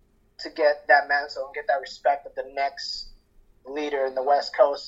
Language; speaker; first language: English; early bilingual, other home language; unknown